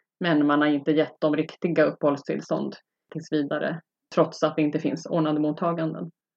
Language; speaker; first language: Swedish; native; Swedish